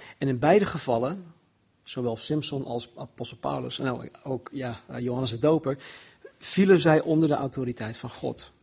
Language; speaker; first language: Dutch; non-native, fluent; English